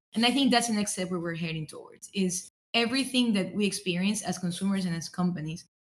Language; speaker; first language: English; non-native, fluent; Spanish